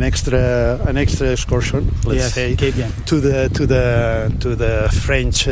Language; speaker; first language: English; non-native, fluent; Spanish